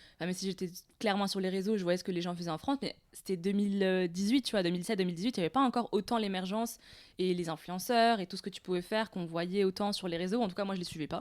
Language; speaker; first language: French; non-native, local second language; Arabic